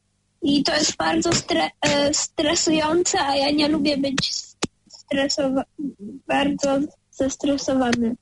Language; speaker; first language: Polish; early bilingual, heritage; Polish